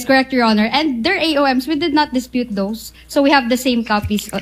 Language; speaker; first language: English; non-native, local second language; Filipino